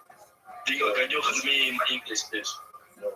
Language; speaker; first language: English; non-native, learner; Spanish